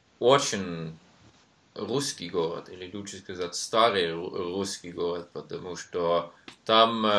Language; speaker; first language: Russian; non-native, learner; Norwegian